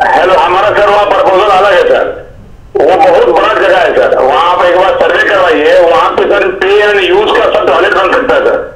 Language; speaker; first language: Hindi; non-native, local second language; Bangla